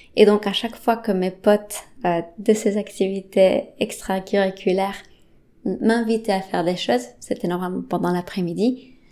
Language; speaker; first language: French; non-native, fluent; Spanish